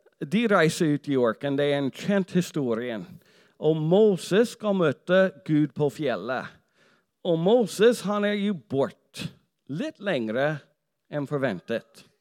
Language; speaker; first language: Norwegian; non-native, fluent; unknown